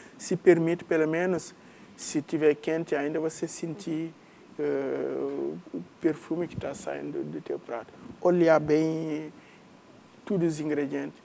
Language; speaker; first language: Portuguese; non-native, fluent; Wolof